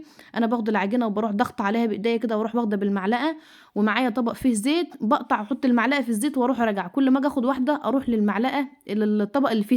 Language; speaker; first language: Arabic; native; Arabic